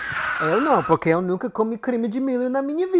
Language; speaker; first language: Portuguese; native; Portuguese